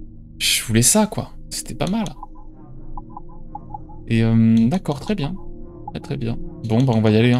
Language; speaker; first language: French; native; French